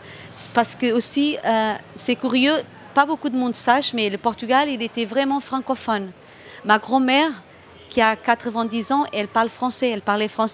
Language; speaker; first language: French; non-native, fluent; Portuguese